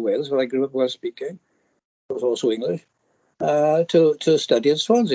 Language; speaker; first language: English; non-native, local second language; Welsh